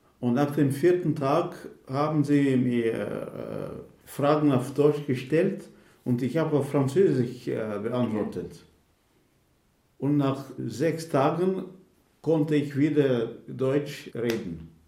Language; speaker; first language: German; non-native, fluent; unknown